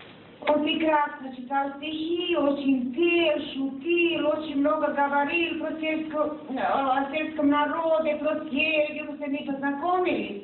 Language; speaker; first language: Russian; non-native, fluent; Serbian